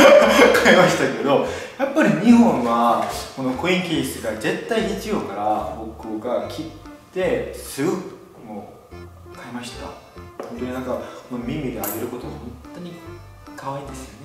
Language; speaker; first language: Japanese; non-native, learner; Korean